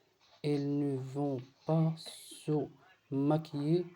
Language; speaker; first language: French; non-native, learner; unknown